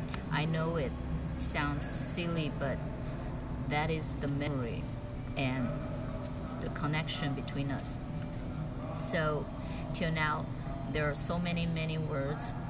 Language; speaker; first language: English; non-native, fluent; Chinese